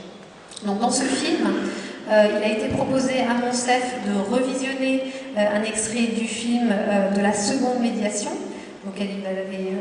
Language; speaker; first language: French; native; French